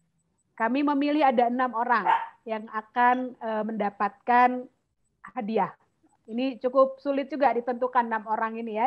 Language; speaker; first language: Indonesian; native; Indonesian